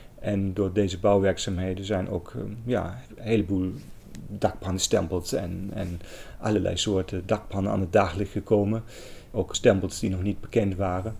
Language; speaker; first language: Dutch; non-native, fluent; German